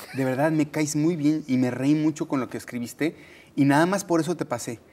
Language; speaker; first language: Spanish; native; Spanish